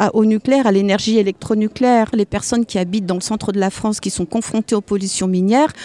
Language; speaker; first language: French; native; French